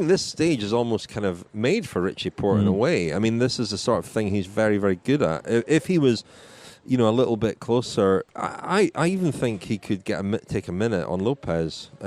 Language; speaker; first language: English; native; English